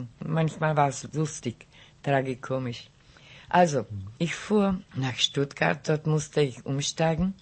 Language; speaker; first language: German; non-native, local second language; Czech